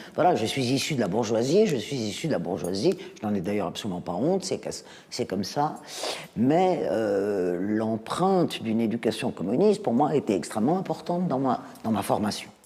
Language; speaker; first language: French; native; French